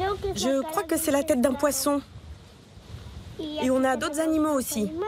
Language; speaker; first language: French; early bilingual, heritage; Spanish